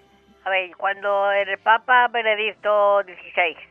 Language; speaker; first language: Spanish; native; Spanish